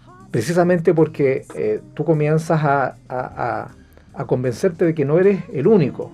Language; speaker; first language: Spanish; native; Spanish